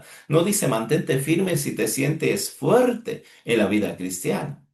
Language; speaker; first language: Spanish; native; Spanish